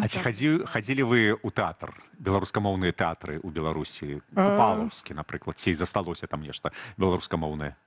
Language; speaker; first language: Belarusian; native; Belarusian